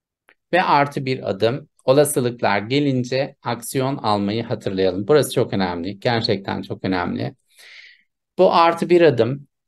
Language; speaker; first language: Turkish; native; Turkish